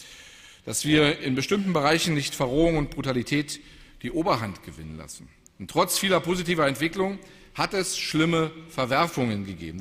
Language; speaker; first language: German; native; German